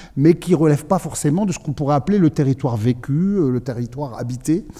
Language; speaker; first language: French; native; French